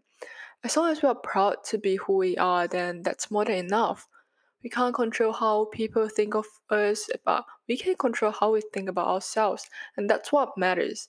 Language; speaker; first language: English; non-native, local second language; Chinese